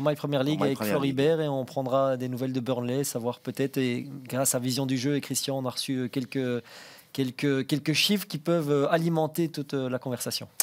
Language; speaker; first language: French; native; French